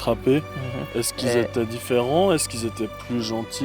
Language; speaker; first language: French; native; French